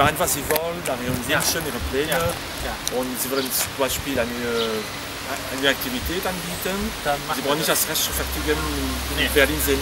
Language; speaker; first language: German; non-native, fluent; French